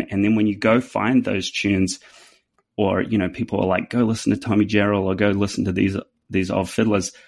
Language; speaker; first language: English; native; English